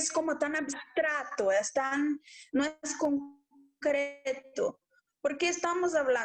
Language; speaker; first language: Spanish; non-native, local second language; Portuguese